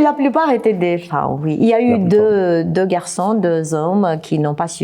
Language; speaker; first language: French; non-native, fluent; Armenian